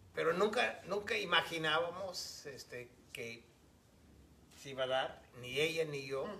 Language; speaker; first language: Spanish; non-native, fluent; English